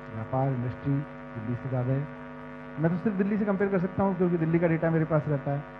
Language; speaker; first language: Hindi; native; Hindi